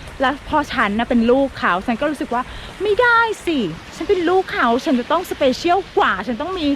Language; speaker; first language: Thai; native; Thai